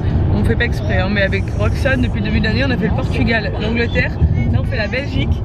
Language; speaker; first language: French; native; French